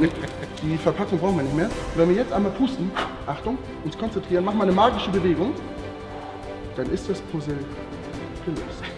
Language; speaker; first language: German; native; German